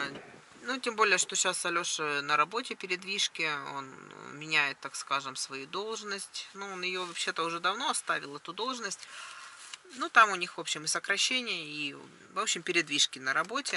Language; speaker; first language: Russian; native; Russian